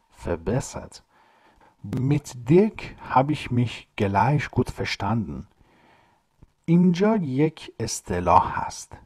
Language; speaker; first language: German; non-native, fluent; Persian